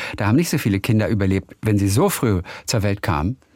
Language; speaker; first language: German; native; German